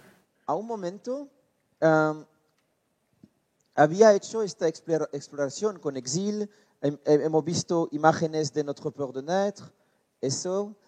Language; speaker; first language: Spanish; non-native, learner; French